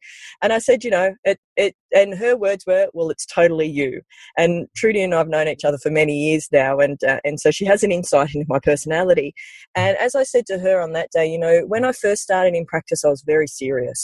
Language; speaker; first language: English; native; English